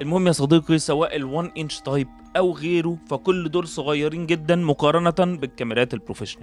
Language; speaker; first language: Arabic; native; Arabic